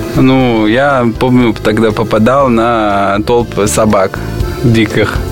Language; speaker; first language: Russian; non-native, fluent; French